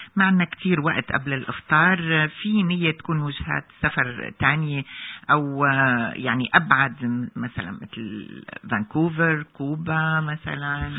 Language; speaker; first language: Arabic; native; Arabic